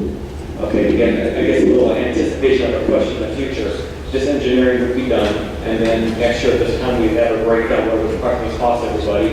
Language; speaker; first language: English; native; English